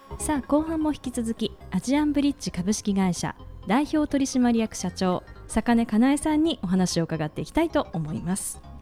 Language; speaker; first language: Japanese; native; Japanese